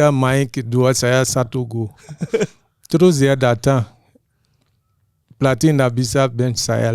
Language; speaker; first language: Indonesian; non-native, fluent; English